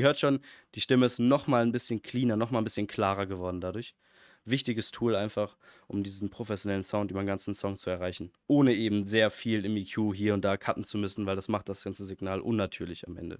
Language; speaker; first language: German; native; German